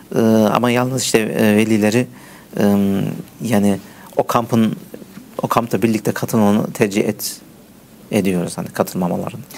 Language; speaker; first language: Turkish; early bilingual, heritage; Turkish